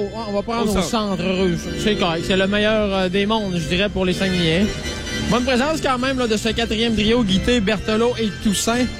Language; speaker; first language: French; native; French